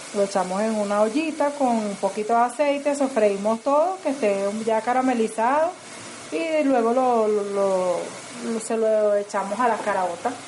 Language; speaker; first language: Spanish; native; Spanish